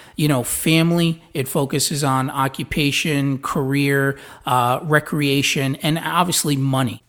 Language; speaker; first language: English; native; English